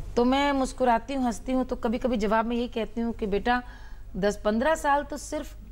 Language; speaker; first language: Hindi; native; Hindi